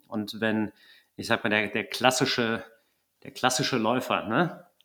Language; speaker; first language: German; native; German